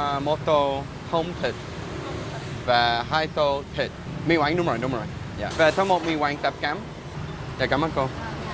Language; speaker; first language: Vietnamese; non-native, learner; English